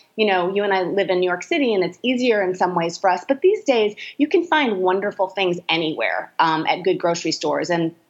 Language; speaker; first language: English; native; English